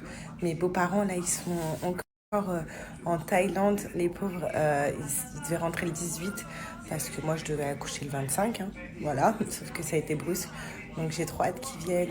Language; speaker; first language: French; native; French